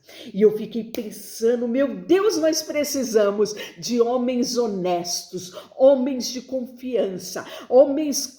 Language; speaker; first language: Portuguese; native; Portuguese